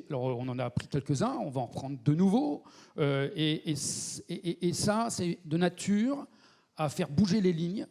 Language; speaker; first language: French; native; French